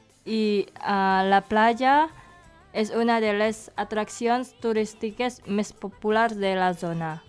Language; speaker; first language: Catalan; non-native, fluent; Indonesian